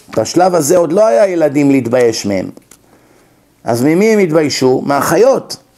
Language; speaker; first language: Hebrew; native; Hebrew